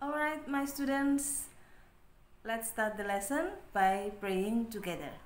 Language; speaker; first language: English; non-native, fluent; Indonesian